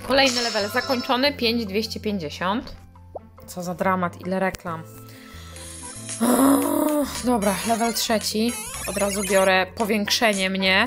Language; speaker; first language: Polish; native; Polish